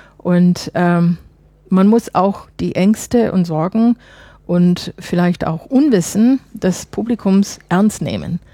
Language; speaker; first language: German; non-native, fluent; English